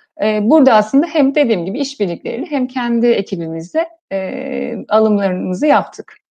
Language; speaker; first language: Turkish; native; Turkish